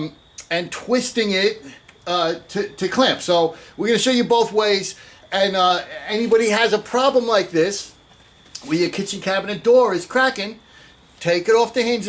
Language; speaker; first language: English; native; English